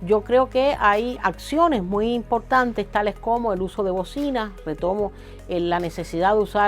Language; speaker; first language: Spanish; native; Spanish